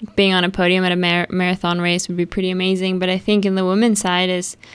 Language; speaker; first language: English; early bilingual, other home language; Spanish